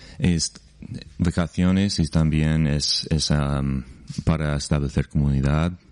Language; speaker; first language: Spanish; non-native, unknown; English